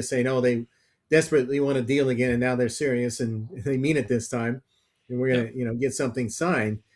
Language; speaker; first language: English; native; English